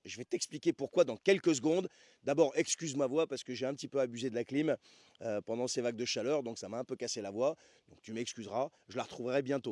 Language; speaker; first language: French; native; French